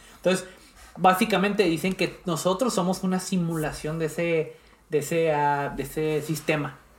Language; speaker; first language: Spanish; native; Spanish